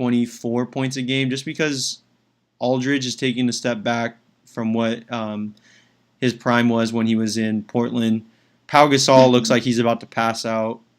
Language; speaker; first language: English; native; English